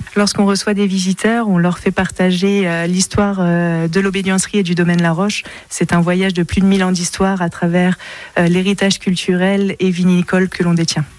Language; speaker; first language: French; native; French